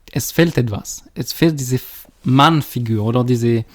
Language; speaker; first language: German; non-native, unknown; French